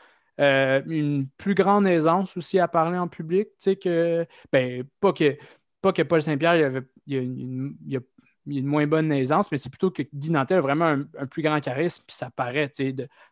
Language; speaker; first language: French; native; French